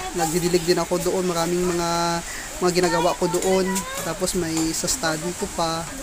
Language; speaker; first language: Filipino; non-native, local second language; Kinaray-a